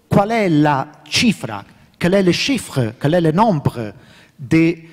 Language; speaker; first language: French; non-native, learner; Italian